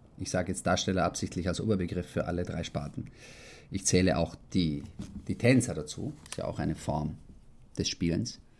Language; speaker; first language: German; early bilingual, heritage; Italian